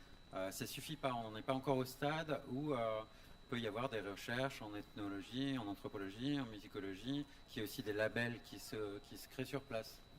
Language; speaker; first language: French; native; French